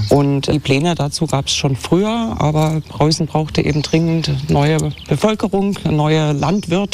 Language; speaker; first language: German; native; German